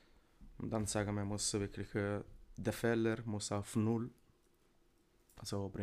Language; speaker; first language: German; non-native, learner; Italian